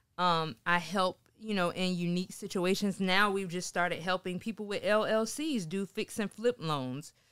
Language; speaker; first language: English; native; English